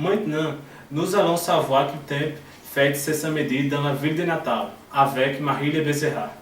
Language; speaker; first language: French; non-native, learner; Portuguese